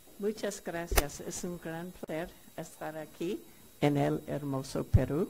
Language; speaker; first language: Spanish; non-native, fluent; English